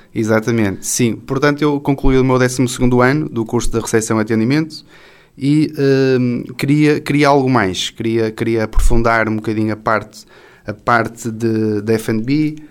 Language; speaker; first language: Portuguese; native; Portuguese